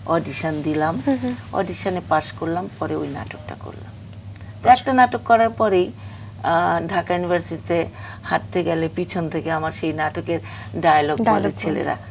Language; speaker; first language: Bangla; native; Bangla